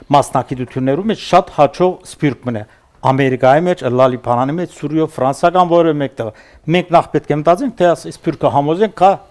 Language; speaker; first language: Armenian; early bilingual, heritage; Armenian